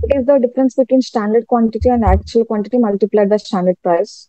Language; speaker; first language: English; non-native, local second language; Telugu